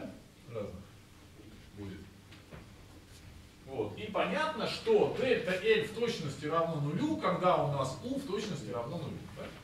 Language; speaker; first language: Russian; native; Russian